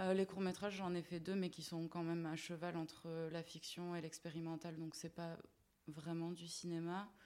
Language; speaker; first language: French; native; French